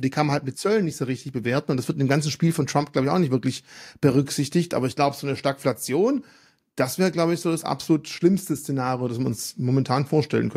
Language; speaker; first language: German; native; German